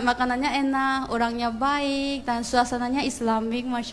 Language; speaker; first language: Indonesian; non-native, fluent; Korean